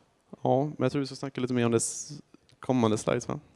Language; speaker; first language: Swedish; native; Swedish